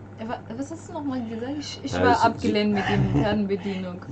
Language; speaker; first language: German; non-native, learner; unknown